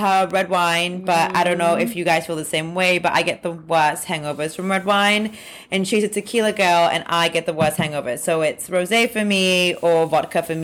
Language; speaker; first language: English; native; English